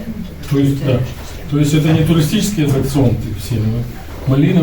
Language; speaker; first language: Russian; native; Russian